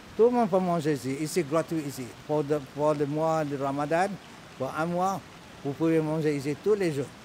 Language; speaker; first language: French; non-native, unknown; Malay